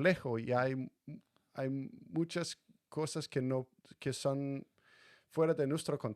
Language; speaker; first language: Spanish; non-native, fluent; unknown